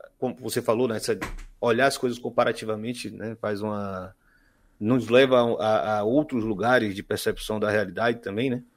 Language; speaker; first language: Portuguese; native; Portuguese